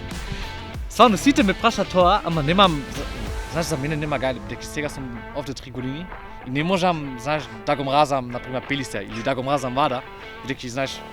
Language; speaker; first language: Macedonian; non-native, learner; German